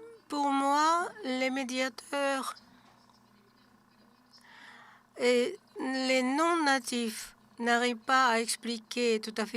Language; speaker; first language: French; non-native, fluent; Japanese